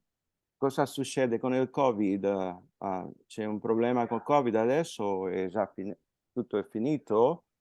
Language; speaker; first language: Italian; non-native, fluent; Spanish